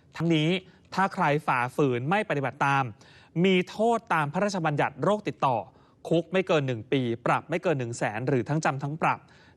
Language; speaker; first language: Thai; native; Thai